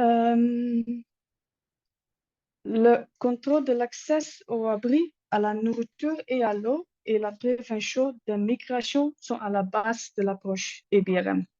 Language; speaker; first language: French; non-native, learner; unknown